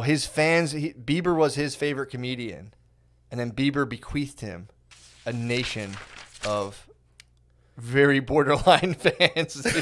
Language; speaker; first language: English; native; English